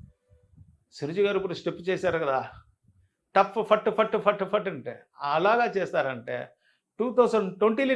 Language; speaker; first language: Telugu; non-native, local second language; Tamil